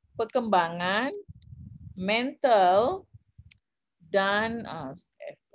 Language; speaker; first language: Malay; non-native, local second language; Tamil